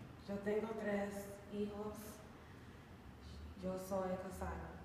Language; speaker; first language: Spanish; non-native, learner; English